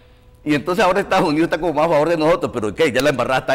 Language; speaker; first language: Spanish; native; Spanish